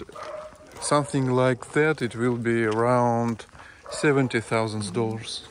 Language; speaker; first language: English; non-native, learner; Russian